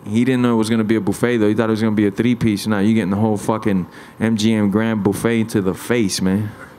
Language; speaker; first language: English; early bilingual, other home language; Spanish